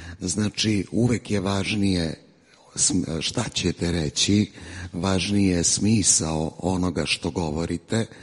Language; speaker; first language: Serbian; native; Serbian